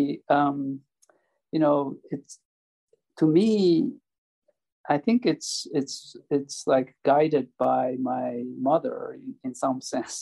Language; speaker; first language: English; non-native, fluent; Japanese